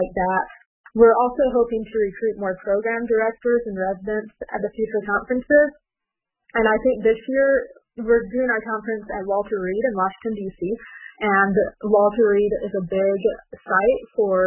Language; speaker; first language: English; native; English